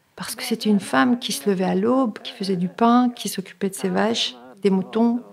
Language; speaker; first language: French; native; French